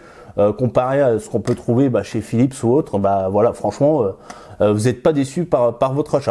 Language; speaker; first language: French; native; French